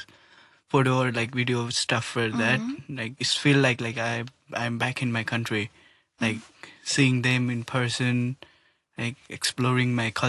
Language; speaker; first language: English; non-native, local second language; Nepali